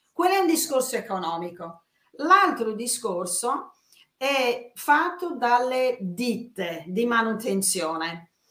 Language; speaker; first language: Italian; non-native, fluent; English